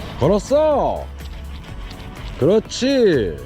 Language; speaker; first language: Korean; native; Korean